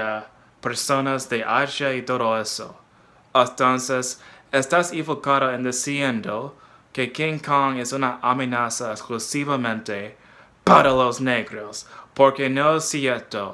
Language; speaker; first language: Spanish; non-native, fluent; English